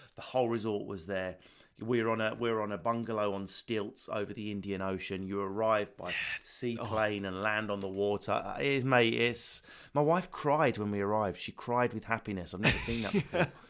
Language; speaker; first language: English; native; English